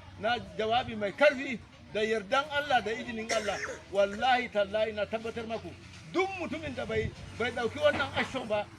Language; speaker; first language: Hausa; non-native, local second language; Fula